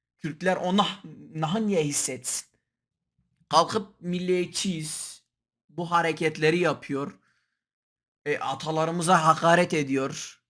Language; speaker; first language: Turkish; non-native, local second language; Kurdish